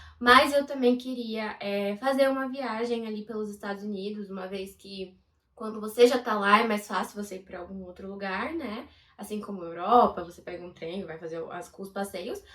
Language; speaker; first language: Portuguese; native; Portuguese